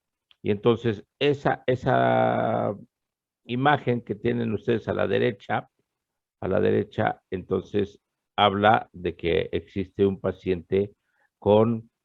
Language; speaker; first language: Spanish; native; Spanish